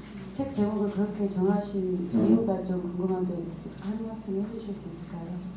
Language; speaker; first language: Korean; native; Korean